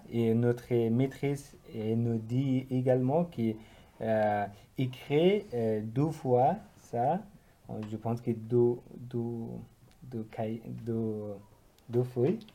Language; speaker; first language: French; non-native, learner; Persian